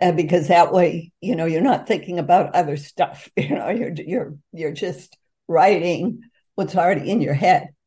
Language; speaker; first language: English; native; English